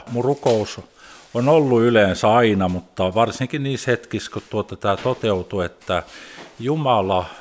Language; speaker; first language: Finnish; early bilingual, heritage; Finnish